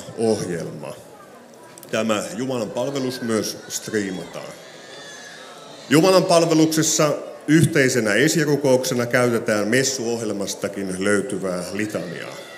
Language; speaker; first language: Finnish; native; Finnish